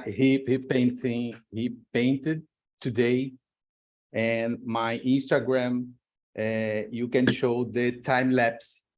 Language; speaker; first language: English; non-native, learner; Portuguese